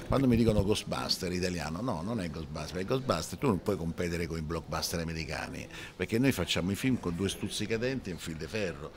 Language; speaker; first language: Italian; native; Italian